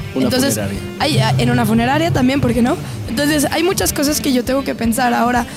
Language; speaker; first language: Spanish; non-native, fluent; French